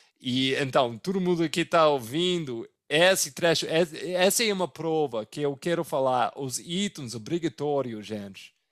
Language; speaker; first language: Portuguese; non-native, fluent; English